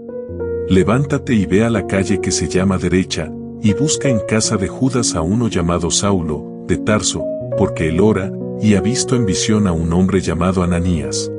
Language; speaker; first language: Spanish; native; Spanish